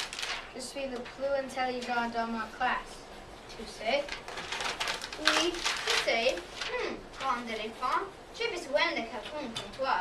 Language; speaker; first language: French; non-native, learner; English